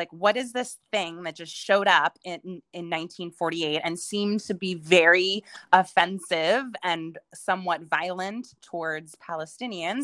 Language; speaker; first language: English; native; English